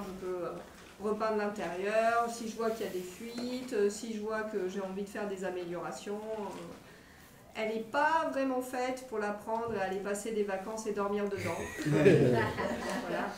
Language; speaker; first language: French; native; French